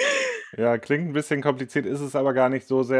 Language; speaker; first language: German; native; German